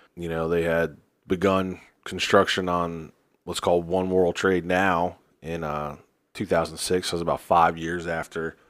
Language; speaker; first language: English; native; English